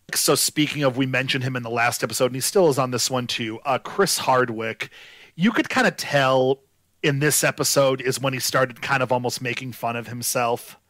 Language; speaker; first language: English; native; English